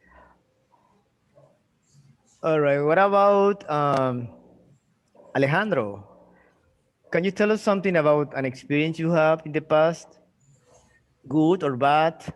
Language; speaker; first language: English; non-native, fluent; Spanish